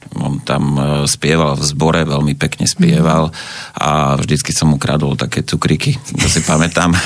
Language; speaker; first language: Slovak; native; Slovak